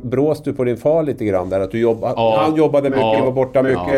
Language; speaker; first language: Swedish; native; Swedish